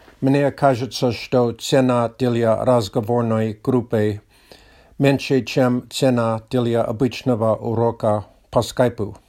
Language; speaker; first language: Russian; non-native, learner; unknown